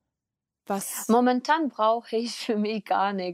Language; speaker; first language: German; non-native, fluent; Ukrainian